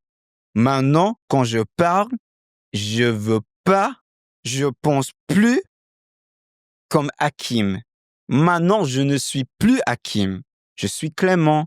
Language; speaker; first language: French; non-native, fluent; English